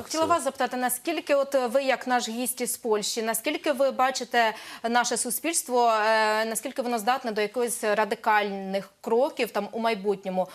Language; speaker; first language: Ukrainian; native; Ukrainian